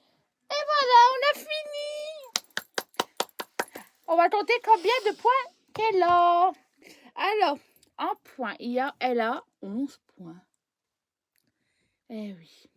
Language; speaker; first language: French; native; French